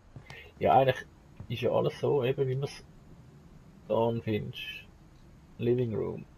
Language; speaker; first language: German; native; German